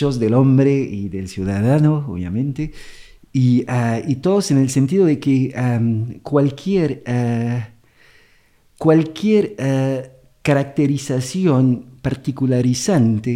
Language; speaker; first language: Spanish; non-native, fluent; French